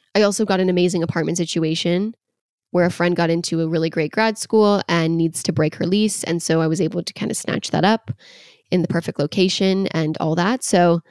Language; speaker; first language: English; native; English